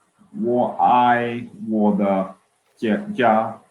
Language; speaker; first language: Chinese; non-native, learner; Swedish